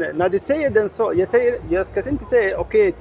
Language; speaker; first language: Swedish; non-native, learner; Arabic